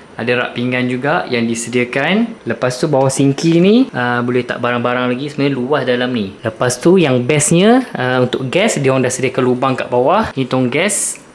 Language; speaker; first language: Malay; native; Malay